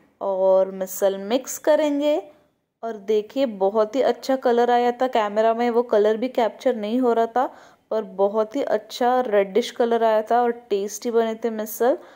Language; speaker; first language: Hindi; non-native, local second language; Marathi